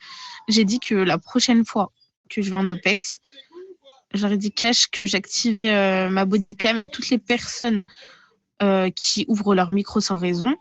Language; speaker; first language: French; native; French